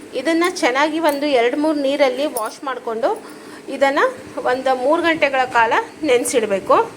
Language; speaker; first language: Kannada; non-native, local second language; Konkani